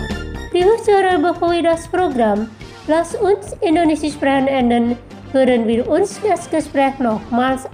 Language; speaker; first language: German; non-native, fluent; Indonesian